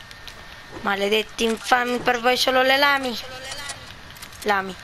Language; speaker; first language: Italian; native; Italian